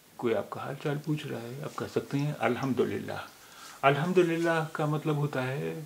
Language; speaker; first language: Hindi; native; Hindi